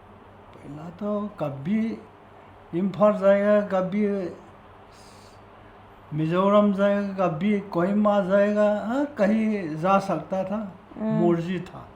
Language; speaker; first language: Hindi; non-native, local second language; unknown